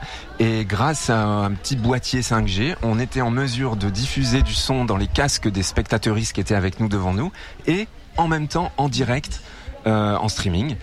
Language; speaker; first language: French; native; French